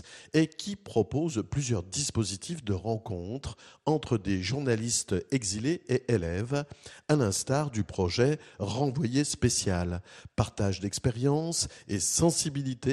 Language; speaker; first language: French; native; French